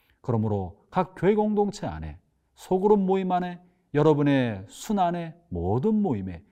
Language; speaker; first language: Korean; native; Korean